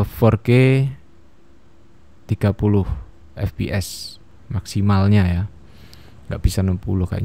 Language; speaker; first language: Indonesian; native; Indonesian